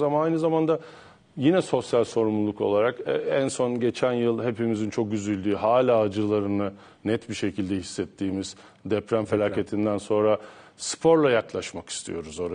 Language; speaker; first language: Turkish; native; Turkish